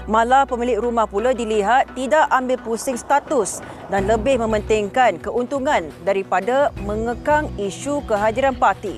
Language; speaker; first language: Malay; native; Malay